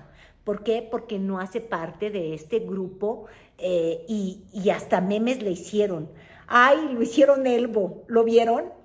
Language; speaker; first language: Spanish; native; Spanish